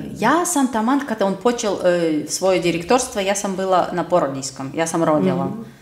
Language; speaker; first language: Croatian; non-native, fluent; Russian